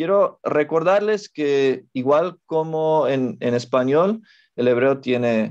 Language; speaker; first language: Spanish; non-native, fluent; English